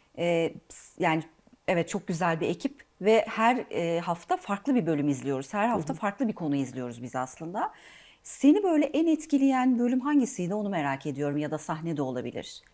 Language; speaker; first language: Turkish; native; Turkish